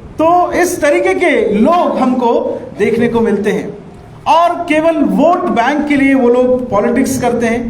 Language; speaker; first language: Hindi; non-native, local second language; Marathi